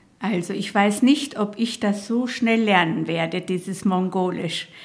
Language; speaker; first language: German; native; German